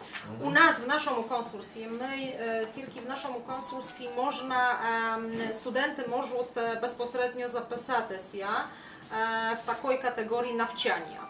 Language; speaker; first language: Ukrainian; non-native, fluent; Polish